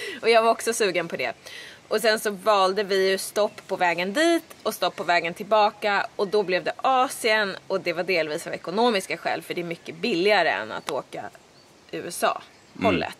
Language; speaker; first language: Swedish; native; Swedish